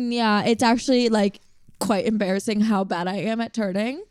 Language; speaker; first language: English; native; English